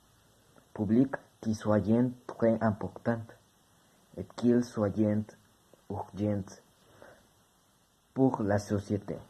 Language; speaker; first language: French; non-native, learner; Spanish